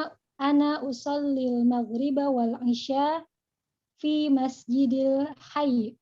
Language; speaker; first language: Arabic; non-native, learner; Indonesian